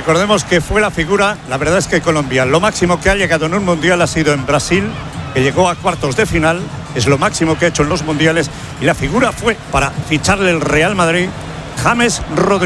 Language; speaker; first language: Spanish; native; Spanish